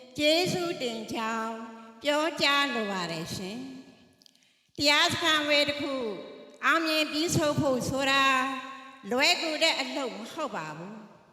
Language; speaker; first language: Burmese; native; Burmese